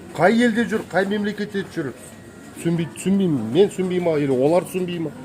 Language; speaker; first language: Kazakh; native; Kazakh